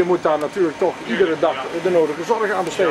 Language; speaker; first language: Dutch; native; Dutch